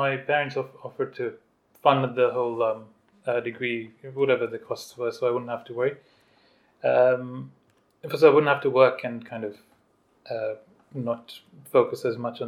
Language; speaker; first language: English; non-native, local second language; Urdu